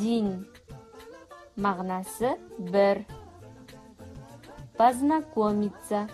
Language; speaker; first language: Russian; non-native, fluent; Kazakh